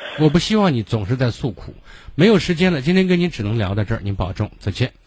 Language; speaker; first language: Chinese; native; Chinese